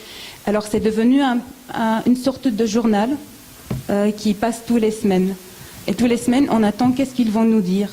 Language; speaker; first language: French; non-native, fluent; Arabic